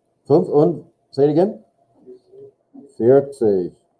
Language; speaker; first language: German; non-native, fluent; English